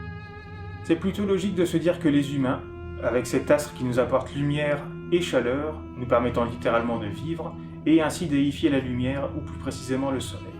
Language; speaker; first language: French; native; French